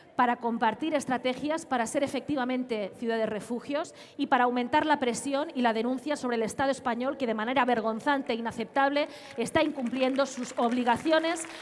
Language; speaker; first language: Spanish; native; Spanish